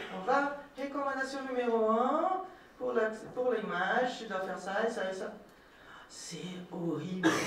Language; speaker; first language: French; non-native, fluent; Portuguese